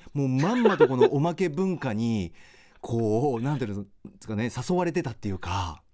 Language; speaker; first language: Japanese; native; Japanese